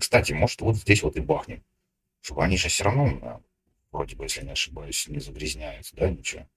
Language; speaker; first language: Russian; native; Russian